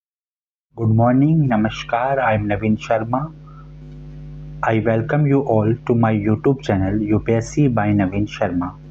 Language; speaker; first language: English; non-native, local second language; Hindi